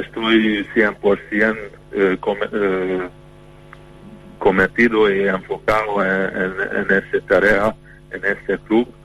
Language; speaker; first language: Spanish; non-native, fluent; Hungarian